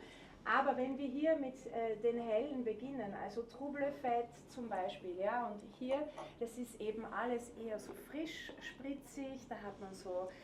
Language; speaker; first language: German; native; German